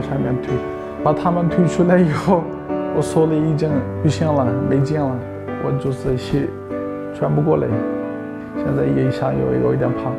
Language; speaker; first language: Chinese; non-native, local second language; Uyghur